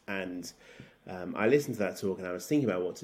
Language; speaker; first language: English; native; English